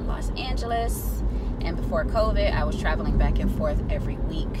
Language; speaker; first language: English; native; English